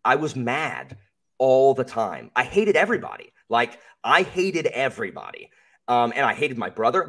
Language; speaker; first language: English; native; English